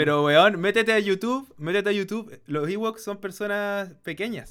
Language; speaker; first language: Spanish; native; Spanish